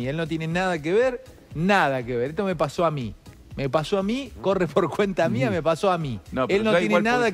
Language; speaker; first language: Spanish; native; Spanish